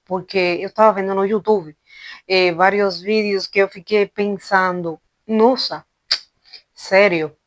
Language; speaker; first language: Portuguese; non-native, fluent; Spanish